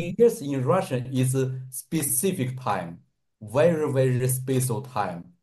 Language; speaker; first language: English; non-native, learner; Russian